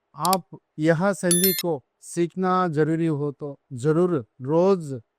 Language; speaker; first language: Hindi; non-native, local second language; Telugu